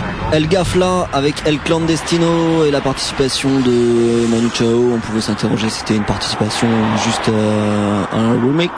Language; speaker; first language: French; native; French